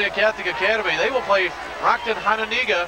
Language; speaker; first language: English; native; English